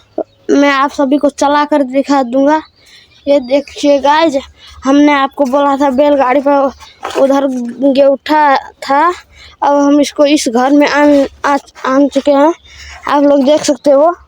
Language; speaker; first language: Hindi; non-native, local second language; Maithili